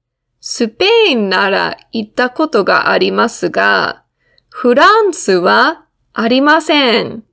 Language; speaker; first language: Japanese; non-native, fluent; English